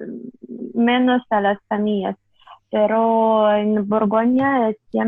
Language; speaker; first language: Spanish; non-native, fluent; Russian